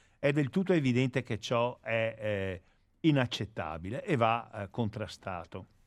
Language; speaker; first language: Italian; native; Italian